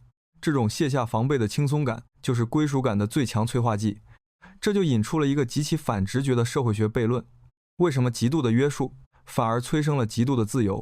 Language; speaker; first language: Chinese; native; Chinese